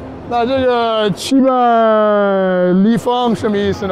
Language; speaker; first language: Chinese; non-native, fluent; English